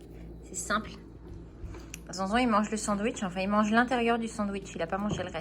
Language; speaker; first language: French; native; French